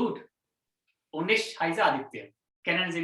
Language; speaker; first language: German; non-native, fluent; Hindi